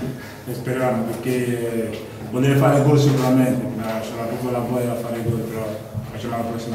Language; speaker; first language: Italian; non-native, learner; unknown